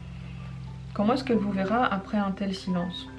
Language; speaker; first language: French; native; French